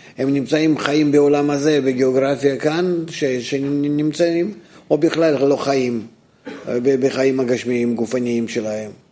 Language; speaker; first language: Hebrew; non-native, fluent; Russian